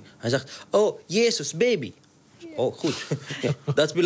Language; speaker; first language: Dutch; non-native, learner; Arabic